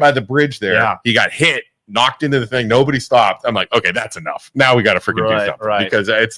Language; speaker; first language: English; native; English